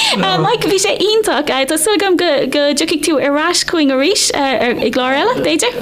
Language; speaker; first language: Irish; non-native, local second language; English